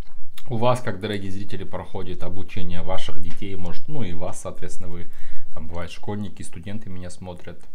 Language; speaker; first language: Russian; native; Russian